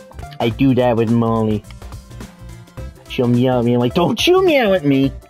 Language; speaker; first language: English; native; English